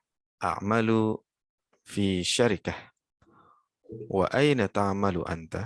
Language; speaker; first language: Arabic; non-native, fluent; Indonesian